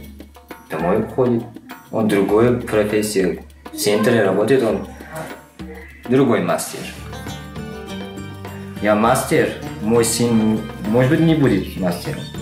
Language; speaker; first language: Russian; non-native, learner; Uzbek